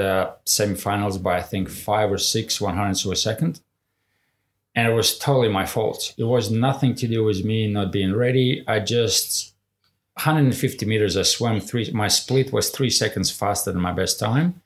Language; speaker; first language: English; non-native, fluent; Latvian